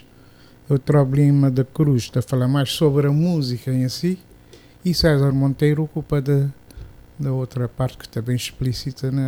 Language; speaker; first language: Portuguese; non-native, local second language; Kabuverdianu